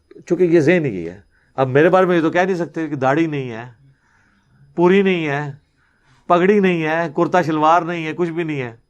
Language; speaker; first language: Urdu; non-native, local second language; Punjabi